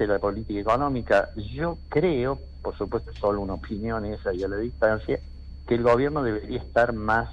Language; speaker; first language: Spanish; native; Spanish